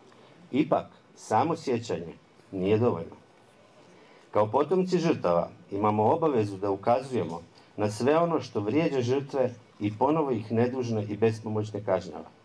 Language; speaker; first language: Croatian; native; Croatian